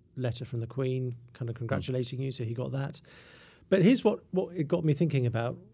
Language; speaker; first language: English; native; English